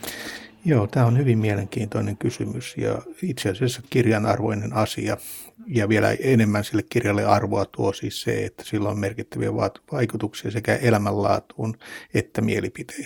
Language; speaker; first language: Finnish; native; Finnish